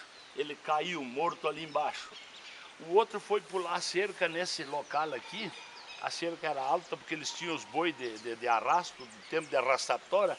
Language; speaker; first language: Portuguese; native; Portuguese